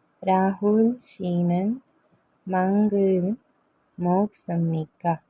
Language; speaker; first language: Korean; non-native, fluent; Hindi